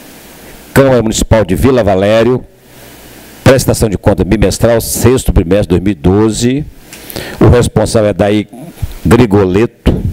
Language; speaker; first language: Portuguese; native; Portuguese